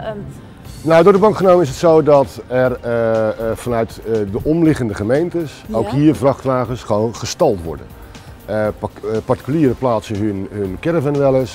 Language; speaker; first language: Dutch; native; Dutch